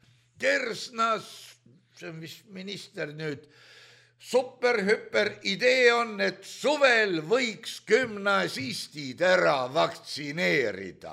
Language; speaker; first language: Estonian; native; Estonian